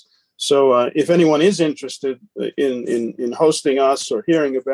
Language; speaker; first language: English; native; English